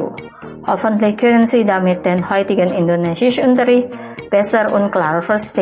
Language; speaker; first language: German; non-native, fluent; Indonesian